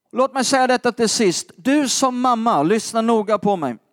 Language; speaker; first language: Swedish; native; Swedish